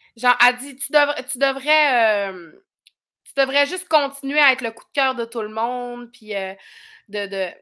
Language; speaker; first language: French; native; French